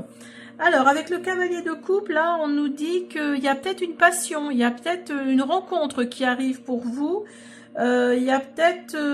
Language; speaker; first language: French; native; French